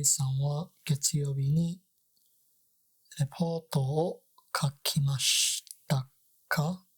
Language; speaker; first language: Japanese; non-native, learner; English